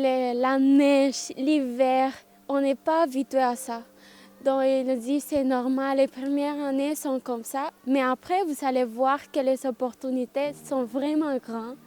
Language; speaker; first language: French; non-native, learner; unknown